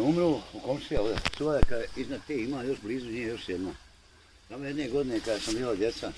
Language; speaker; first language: Bosnian; native; Bosnian